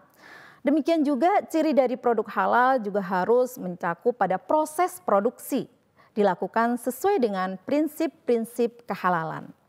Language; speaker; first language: Indonesian; native; Indonesian